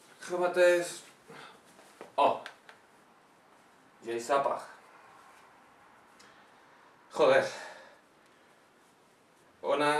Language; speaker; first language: Polish; non-native, learner; Slovak